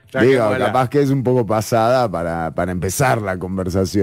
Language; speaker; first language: Spanish; native; Spanish